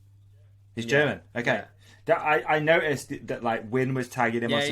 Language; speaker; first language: English; native; English